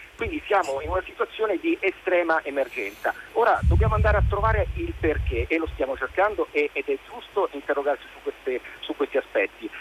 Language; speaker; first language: Italian; native; Italian